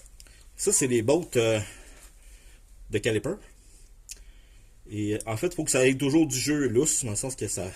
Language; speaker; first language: French; native; French